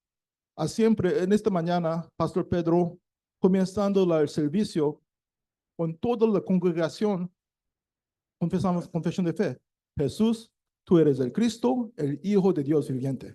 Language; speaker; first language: Spanish; non-native, learner; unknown